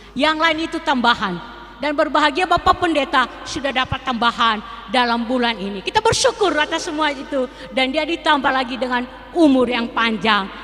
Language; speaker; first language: Indonesian; non-native, local second language; Nias